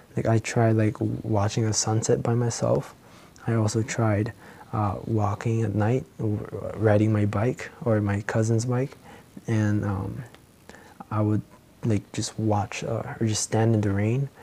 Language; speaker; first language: English; non-native, local second language; Filipino